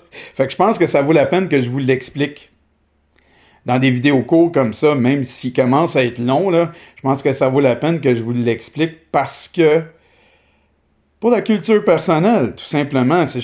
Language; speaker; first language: French; native; French